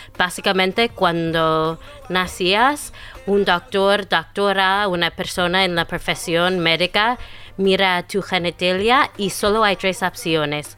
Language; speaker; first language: Spanish; non-native, fluent; English